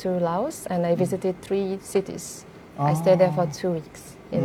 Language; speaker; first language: English; non-native, fluent; French